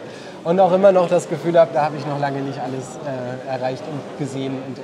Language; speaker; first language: German; native; German